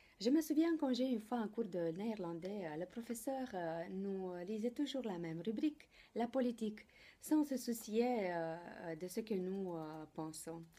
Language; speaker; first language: French; non-native, fluent; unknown